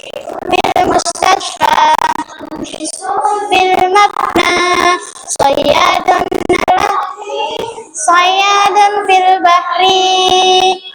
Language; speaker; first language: Arabic; non-native, fluent; Indonesian